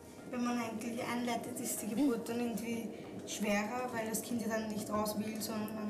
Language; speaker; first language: German; early bilingual, other home language; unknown